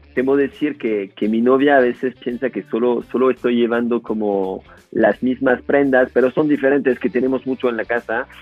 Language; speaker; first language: Spanish; non-native, fluent; French